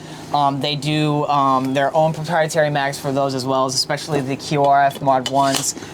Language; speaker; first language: English; native; English